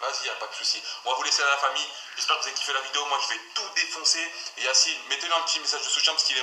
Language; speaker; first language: French; native; French